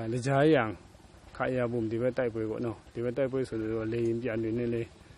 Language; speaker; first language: Burmese; non-native, local second language; Kachin